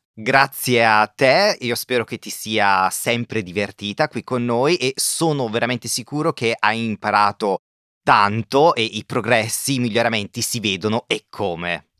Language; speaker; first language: Italian; native; Italian